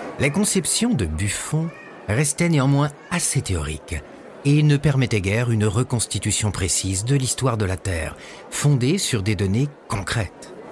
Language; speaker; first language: French; native; French